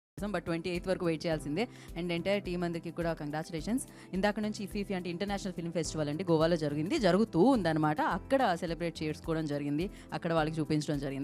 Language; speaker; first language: Telugu; native; Telugu